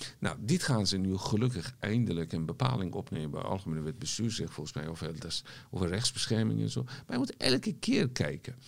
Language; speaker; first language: Dutch; non-native, fluent; Persian